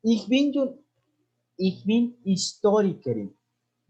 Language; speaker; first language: German; non-native, fluent; Spanish